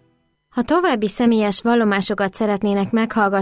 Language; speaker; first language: Hungarian; native; Hungarian